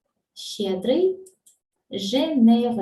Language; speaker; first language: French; non-native, fluent; Russian